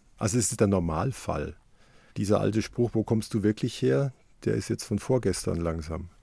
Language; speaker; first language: German; native; German